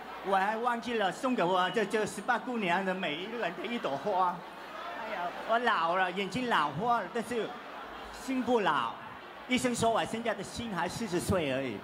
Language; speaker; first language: Chinese; early bilingual, heritage; Chinese